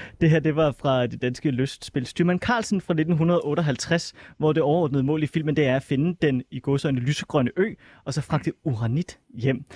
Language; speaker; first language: Danish; native; Danish